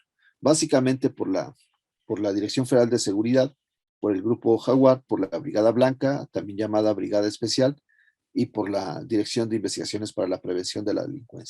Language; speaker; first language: Spanish; native; Spanish